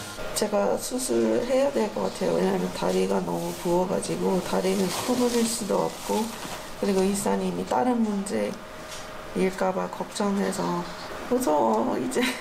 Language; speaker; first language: Korean; non-native, learner; English